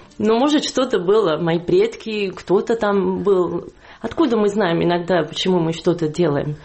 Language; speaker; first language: Russian; non-native, fluent; Catalan